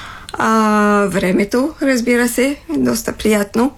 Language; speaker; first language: Bulgarian; non-native, fluent; French